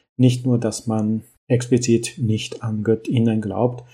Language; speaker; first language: German; early bilingual, other home language; Hungarian